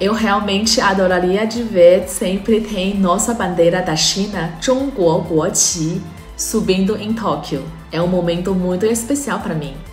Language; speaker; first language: Portuguese; non-native, fluent; Chinese